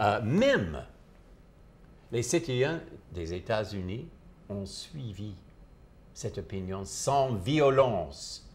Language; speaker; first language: French; non-native, fluent; English